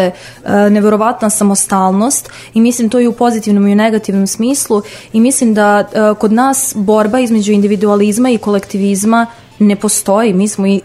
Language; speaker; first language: Serbian; native; Serbian